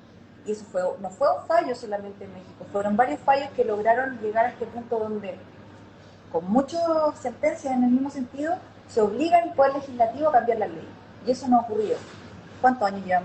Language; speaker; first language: Spanish; native; Spanish